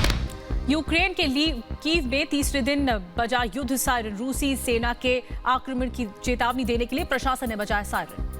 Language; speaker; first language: Hindi; native; Hindi